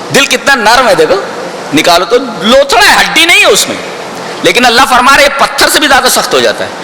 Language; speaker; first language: Urdu; native; Urdu